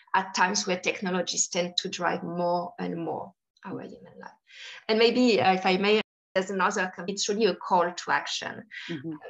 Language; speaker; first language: English; non-native, fluent; French